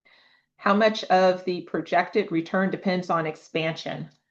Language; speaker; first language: English; native; English